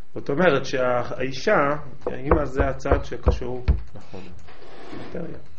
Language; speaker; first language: Hebrew; native; Hebrew